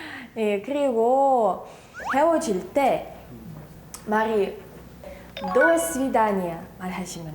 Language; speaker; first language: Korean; non-native, fluent; Russian